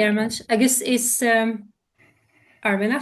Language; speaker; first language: Irish; non-native, learner; Armenian